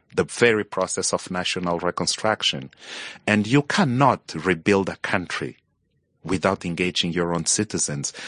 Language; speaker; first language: English; non-native, fluent; Portuguese